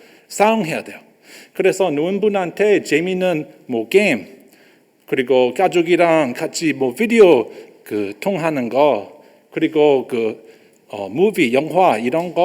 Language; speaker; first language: Korean; non-native, learner; English